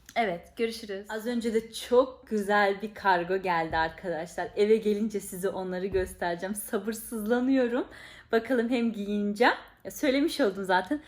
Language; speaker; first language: Turkish; early bilingual, heritage; Turkish